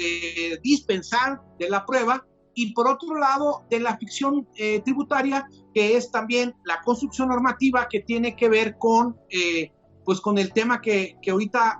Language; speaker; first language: Spanish; native; Spanish